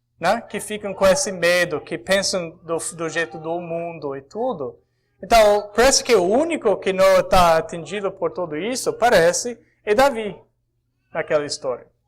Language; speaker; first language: Portuguese; non-native, fluent; English